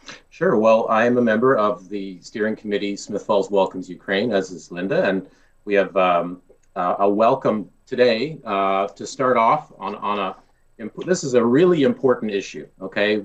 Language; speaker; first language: English; early bilingual, other home language; Polish